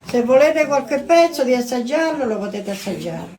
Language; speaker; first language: Italian; native; Italian